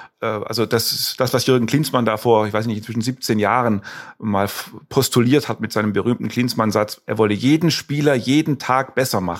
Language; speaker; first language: German; native; German